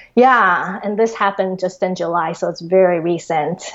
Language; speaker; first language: English; early bilingual, other home language; Chinese